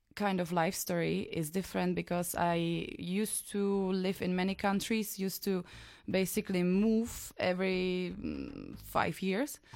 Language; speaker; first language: English; non-native, fluent; Czech